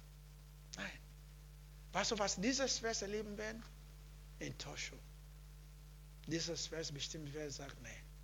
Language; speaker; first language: German; non-native, learner; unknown